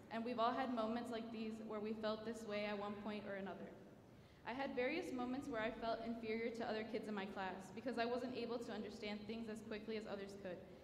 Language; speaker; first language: English; early bilingual, other home language; Spanish